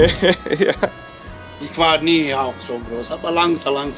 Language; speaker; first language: German; non-native, learner; Italian